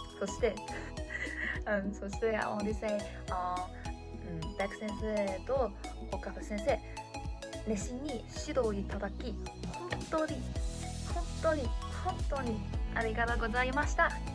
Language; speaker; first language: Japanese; non-native, learner; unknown